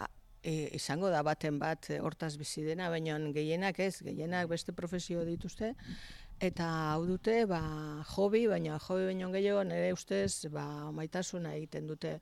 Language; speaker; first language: Basque; native; Basque